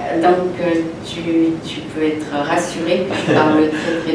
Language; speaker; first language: French; non-native, fluent; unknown